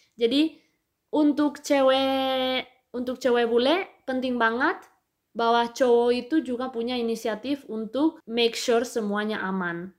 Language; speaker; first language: Indonesian; non-native, fluent; Spanish